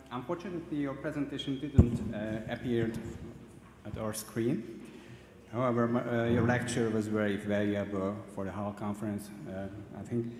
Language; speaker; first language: English; non-native, fluent; Hungarian